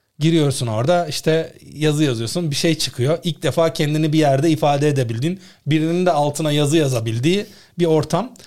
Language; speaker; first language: Turkish; native; Turkish